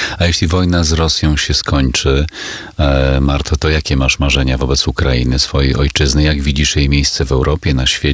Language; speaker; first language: Polish; native; Polish